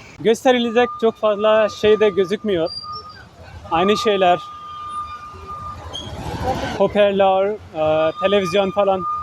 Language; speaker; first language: Turkish; non-native, fluent; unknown